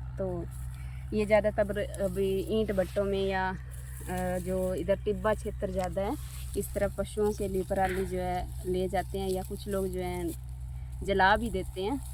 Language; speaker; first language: Hindi; native; Hindi